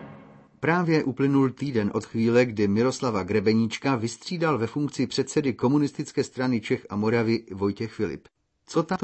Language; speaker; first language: Czech; native; Czech